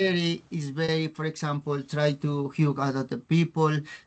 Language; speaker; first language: English; non-native, learner; Spanish